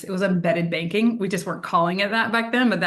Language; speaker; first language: English; native; English